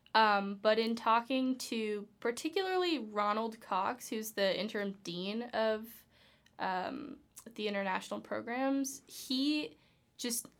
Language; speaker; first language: English; native; English